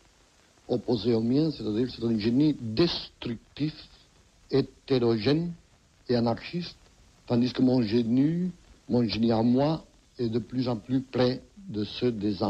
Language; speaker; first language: French; non-native, fluent; Catalan